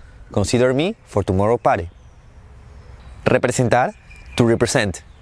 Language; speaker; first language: English; non-native, fluent; Spanish